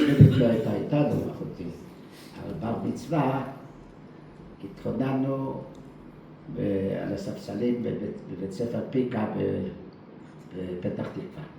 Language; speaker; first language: Hebrew; early bilingual, other home language; Dutch